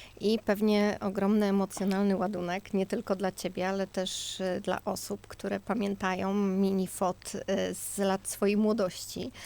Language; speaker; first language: Polish; native; Polish